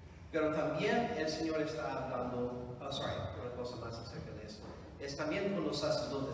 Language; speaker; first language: Spanish; non-native, fluent; English